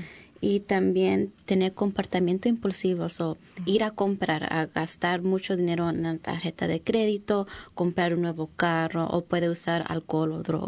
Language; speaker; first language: Spanish; early bilingual, heritage; English